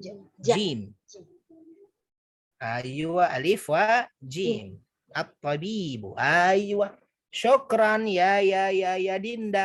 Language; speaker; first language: Arabic; non-native, fluent; Indonesian